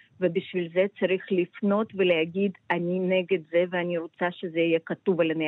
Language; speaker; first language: Hebrew; non-native, fluent; Russian